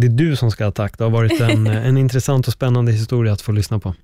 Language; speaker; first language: Swedish; native; Swedish